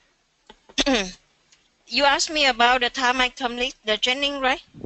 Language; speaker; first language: English; non-native, learner; Vietnamese